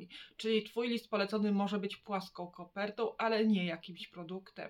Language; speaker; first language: Polish; native; Polish